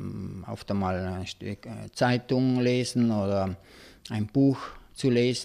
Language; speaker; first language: German; non-native, local second language; Italian